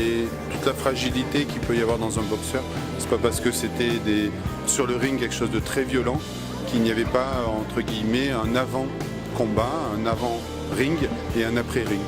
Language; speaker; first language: French; native; French